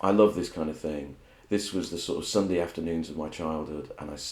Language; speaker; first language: English; native; English